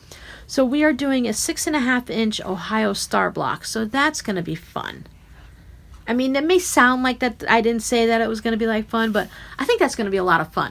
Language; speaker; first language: English; native; English